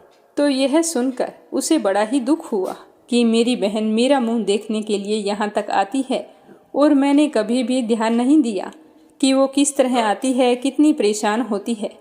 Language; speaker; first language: Hindi; native; Hindi